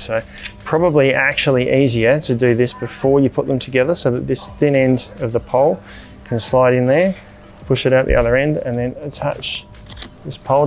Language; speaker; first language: English; native; English